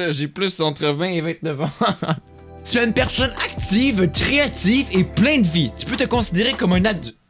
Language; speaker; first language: French; native; French